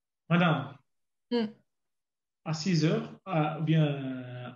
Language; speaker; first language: French; non-native, learner; Arabic